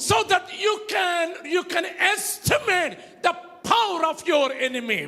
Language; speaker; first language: English; non-native, local second language; Telugu